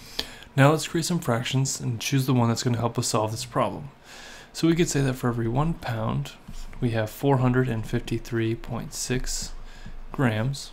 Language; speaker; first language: English; native; English